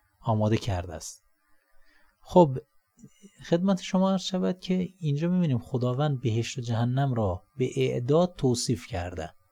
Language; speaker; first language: Persian; native; Persian